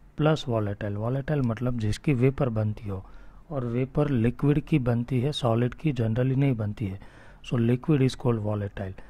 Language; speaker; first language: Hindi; non-native, local second language; Gujarati